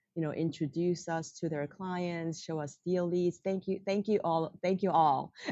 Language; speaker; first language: English; non-native, fluent; Korean